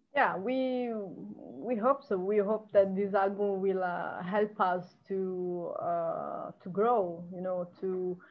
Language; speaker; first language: English; non-native, fluent; Italian